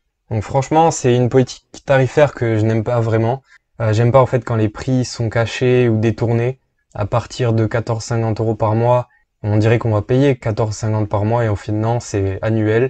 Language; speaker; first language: French; native; French